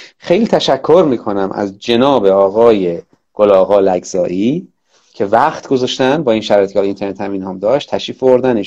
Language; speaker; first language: Persian; native; Persian